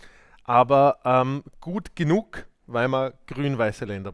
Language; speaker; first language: German; native; German